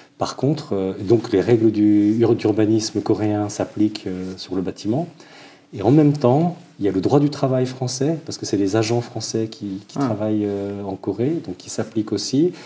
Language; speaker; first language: French; early bilingual, other home language; Korean